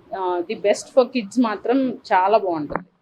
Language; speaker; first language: Telugu; native; Telugu